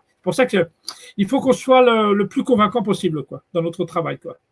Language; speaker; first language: French; native; French